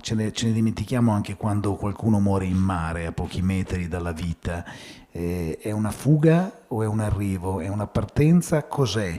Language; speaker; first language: Italian; native; Italian